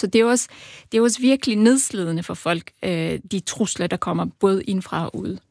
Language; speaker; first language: Danish; early bilingual, other home language; Persian